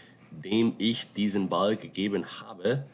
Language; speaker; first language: German; non-native, fluent; English